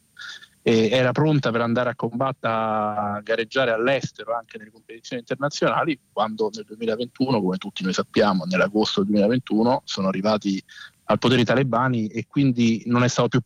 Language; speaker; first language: Italian; native; Italian